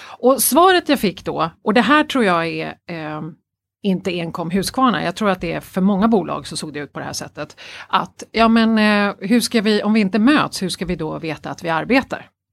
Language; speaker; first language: Swedish; native; Swedish